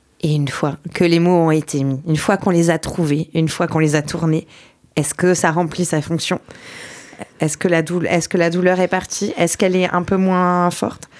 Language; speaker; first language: French; native; French